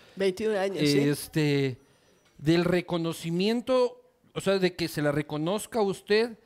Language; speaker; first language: Spanish; native; Spanish